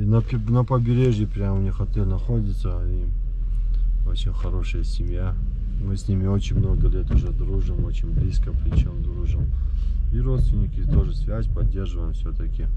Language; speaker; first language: Russian; native; Russian